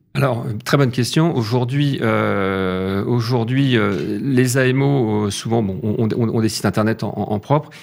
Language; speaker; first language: French; native; French